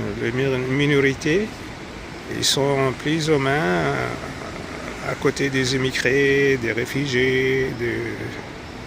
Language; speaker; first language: French; non-native, fluent; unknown